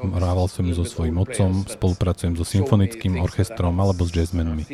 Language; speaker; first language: Slovak; non-native, fluent; Norwegian